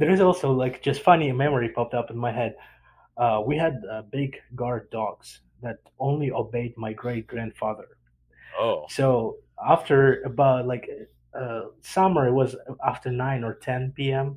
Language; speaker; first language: English; non-native, fluent; Ukrainian